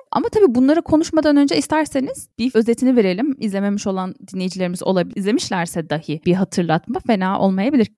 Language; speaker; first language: Turkish; native; Turkish